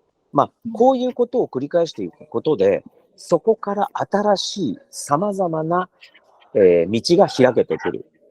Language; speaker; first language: Japanese; native; Japanese